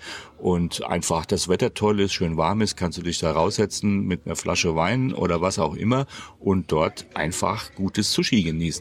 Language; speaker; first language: German; native; German